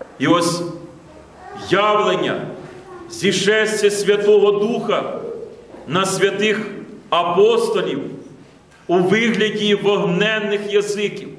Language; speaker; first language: Ukrainian; native; Ukrainian